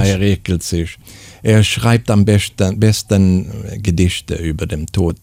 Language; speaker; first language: German; non-native, fluent; Swedish